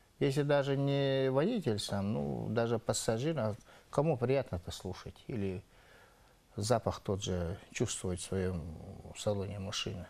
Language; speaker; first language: Russian; non-native, local second language; Yakut